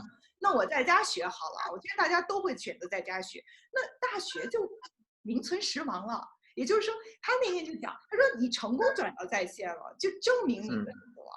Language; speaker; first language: Chinese; native; Chinese